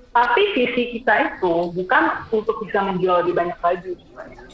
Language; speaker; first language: Indonesian; native; Indonesian